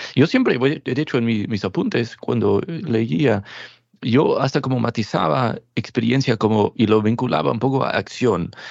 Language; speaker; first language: Spanish; non-native, fluent; English